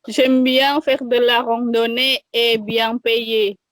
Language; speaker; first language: French; non-native, learner; Indonesian